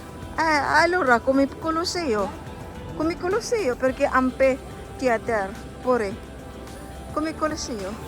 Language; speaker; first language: Italian; non-native, learner; Filipino